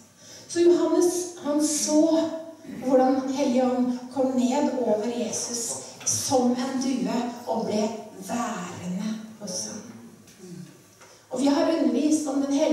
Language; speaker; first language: Norwegian; native; Norwegian